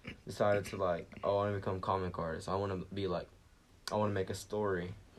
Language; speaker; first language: English; early bilingual, other home language; Japanese